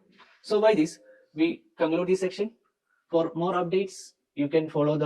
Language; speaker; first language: English; non-native, local second language; Malayalam